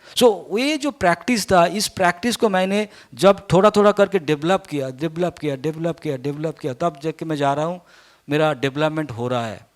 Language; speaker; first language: Hindi; non-native, local second language; Bangla